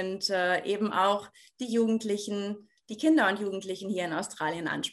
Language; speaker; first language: German; native; German